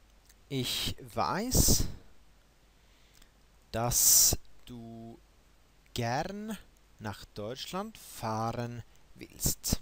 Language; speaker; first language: German; non-native, fluent; Swedish